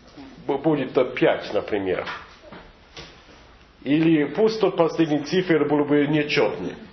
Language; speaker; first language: Russian; non-native, fluent; English